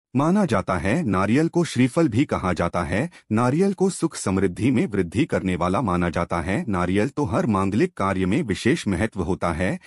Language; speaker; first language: Hindi; native; Hindi